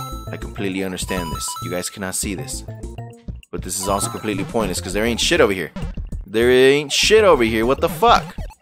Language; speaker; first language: English; early bilingual, other home language; Spanish